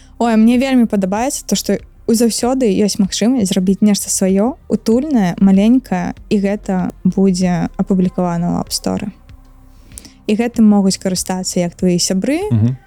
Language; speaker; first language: Belarusian; non-native, local second language; Russian